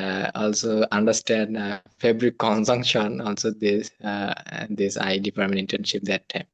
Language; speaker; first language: English; non-native, learner; Bangla